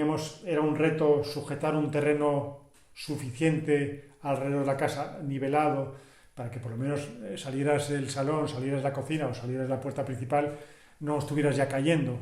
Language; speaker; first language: Spanish; native; Spanish